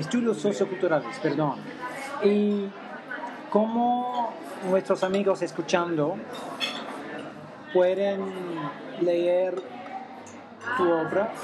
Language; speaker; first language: Spanish; non-native, fluent; English